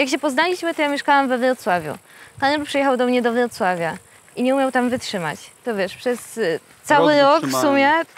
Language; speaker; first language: Polish; native; Polish